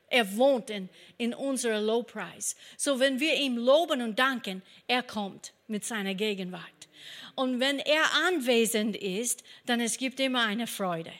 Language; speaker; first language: German; non-native, fluent; English